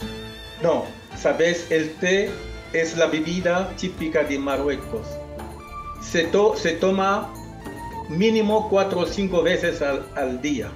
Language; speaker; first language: Spanish; non-native, fluent; Arabic